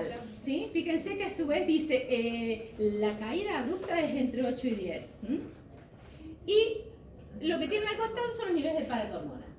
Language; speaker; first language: Spanish; native; Spanish